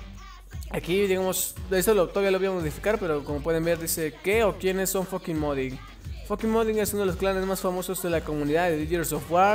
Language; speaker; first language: Spanish; native; Spanish